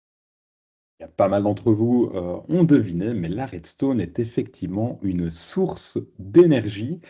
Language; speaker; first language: French; native; French